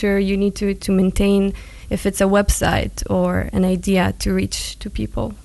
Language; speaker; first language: English; non-native, fluent; Hebrew